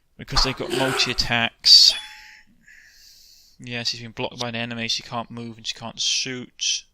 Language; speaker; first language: English; native; English